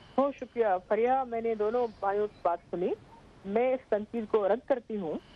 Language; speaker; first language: Urdu; non-native, local second language; Sindhi